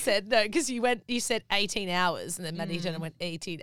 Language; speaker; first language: English; native; English